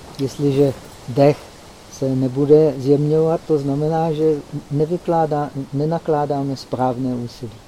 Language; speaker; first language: Czech; native; Czech